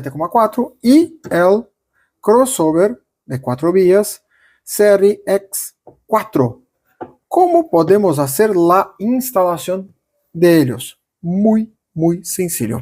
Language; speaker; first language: Spanish; non-native, fluent; Portuguese